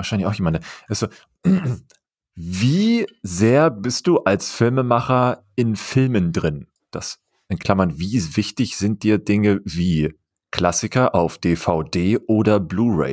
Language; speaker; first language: German; native; German